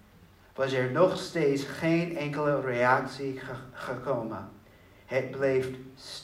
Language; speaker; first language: Dutch; non-native, learner; English